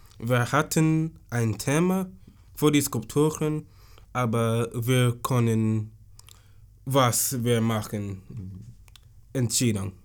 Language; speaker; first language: German; non-native, learner; English